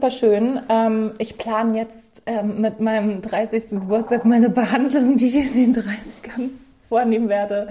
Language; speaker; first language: German; native; German